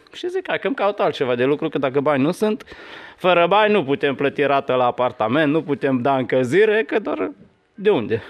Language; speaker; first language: Romanian; non-native, local second language; Hungarian